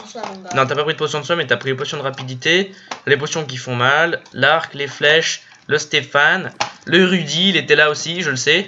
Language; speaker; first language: French; native; French